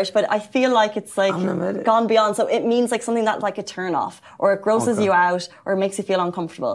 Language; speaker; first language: English; native; English